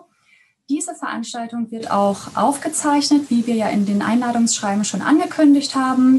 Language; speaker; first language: German; native; German